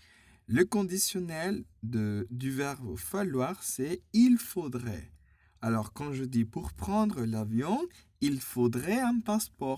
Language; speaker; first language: French; non-native, fluent; Spanish